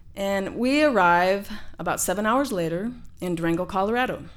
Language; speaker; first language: English; native; English